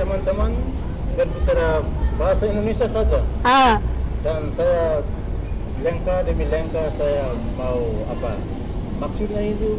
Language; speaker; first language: Indonesian; non-native, learner; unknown